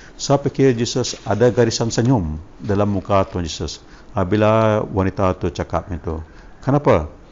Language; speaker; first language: Malay; non-native, local second language; Iban